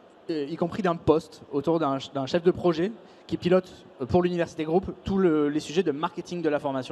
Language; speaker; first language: French; native; French